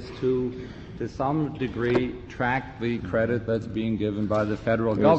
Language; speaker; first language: English; native; English